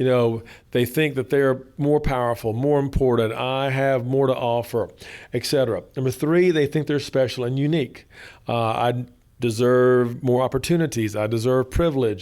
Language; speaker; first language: English; native; English